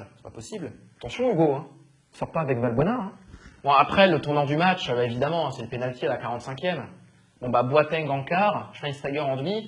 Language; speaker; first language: French; native; French